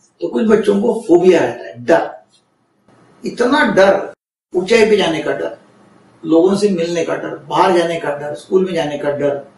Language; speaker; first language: Hindi; non-native, local second language; Marathi